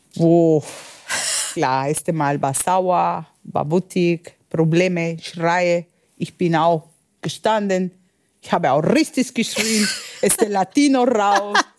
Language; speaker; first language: German; non-native, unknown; Spanish